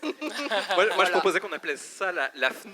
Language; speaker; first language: French; native; French